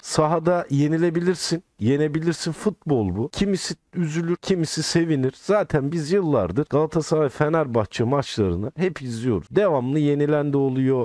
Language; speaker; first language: Turkish; native; Turkish